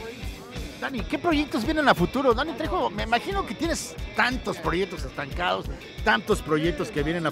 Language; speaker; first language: Spanish; native; Spanish